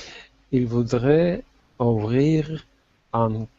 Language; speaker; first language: French; non-native, learner; Russian